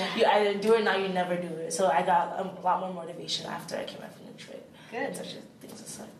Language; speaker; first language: English; native; English